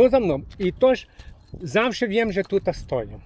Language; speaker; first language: Polish; non-native, learner; Ukrainian